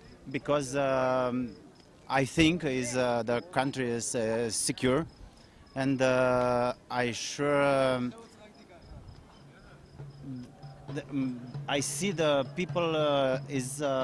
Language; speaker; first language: English; non-native, learner; Romanian